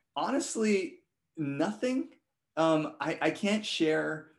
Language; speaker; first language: English; non-native, local second language; Cantonese